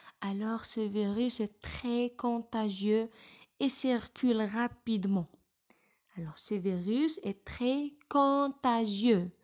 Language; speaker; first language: French; non-native, local second language; Arabic